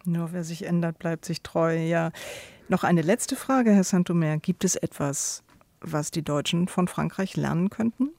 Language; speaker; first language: German; native; German